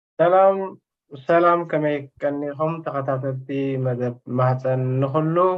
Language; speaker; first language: Tigrinya; native; Tigrinya